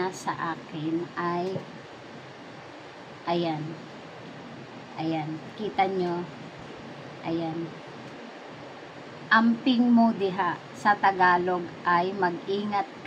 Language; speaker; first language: Filipino; non-native, local second language; Cebuano